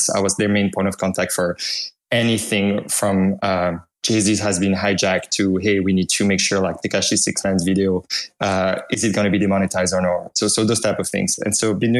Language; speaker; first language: English; non-native, fluent; French